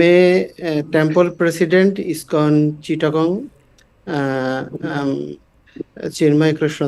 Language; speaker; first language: Hindi; non-native, learner; Bangla